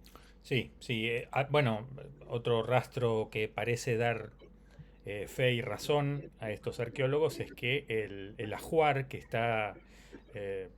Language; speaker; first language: Spanish; native; Spanish